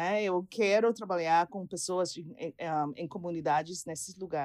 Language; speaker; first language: Portuguese; non-native, fluent; English